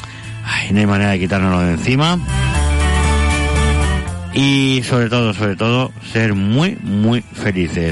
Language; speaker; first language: Spanish; native; Spanish